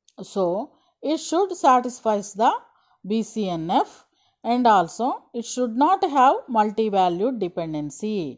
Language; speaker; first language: English; non-native, local second language; Telugu